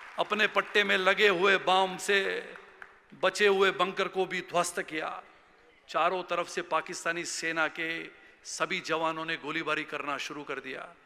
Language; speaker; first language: Hindi; non-native, local second language; Marathi